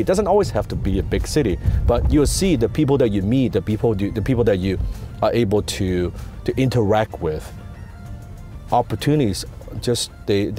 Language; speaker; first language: English; non-native, local second language; Cantonese